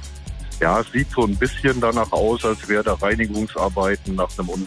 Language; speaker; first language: German; native; German